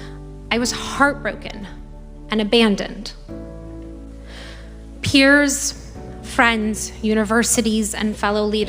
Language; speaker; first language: English; early bilingual, other home language; Persian